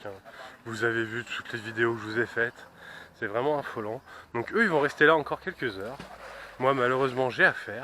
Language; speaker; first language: French; native; French